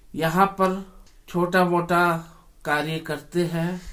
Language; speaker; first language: Hindi; native; Hindi